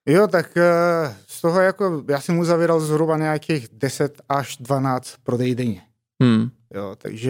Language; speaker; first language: Czech; non-native, fluent; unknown